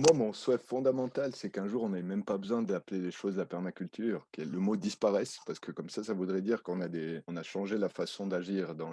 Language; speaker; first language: French; native; French